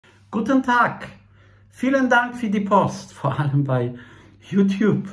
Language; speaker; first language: German; non-native, fluent; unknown